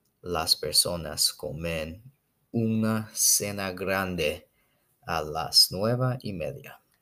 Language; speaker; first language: Spanish; non-native, learner; English